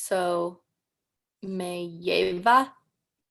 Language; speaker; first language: Spanish; non-native, learner; English